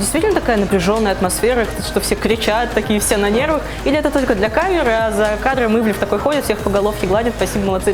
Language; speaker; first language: Russian; native; Russian